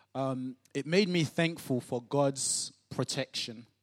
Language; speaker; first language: English; non-native, local second language; Yoruba